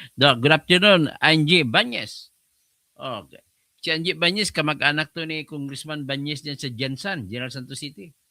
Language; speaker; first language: Filipino; non-native, local second language; Hiligaynon